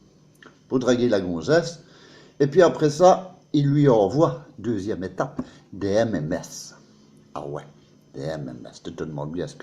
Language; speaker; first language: French; native; French